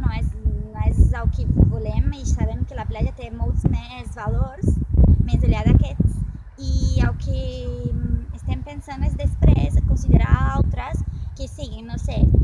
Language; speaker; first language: Catalan; non-native, fluent; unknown